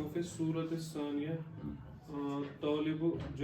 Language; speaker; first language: Arabic; non-native, learner; Urdu